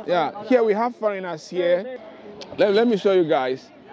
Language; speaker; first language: English; non-native, local second language; Igbo